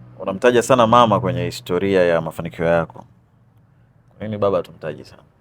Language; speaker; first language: Swahili; native; Swahili